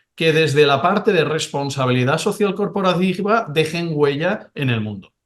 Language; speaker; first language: Spanish; non-native, local second language; Catalan